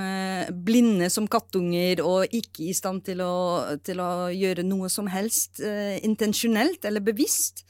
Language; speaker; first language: Norwegian; non-native, fluent; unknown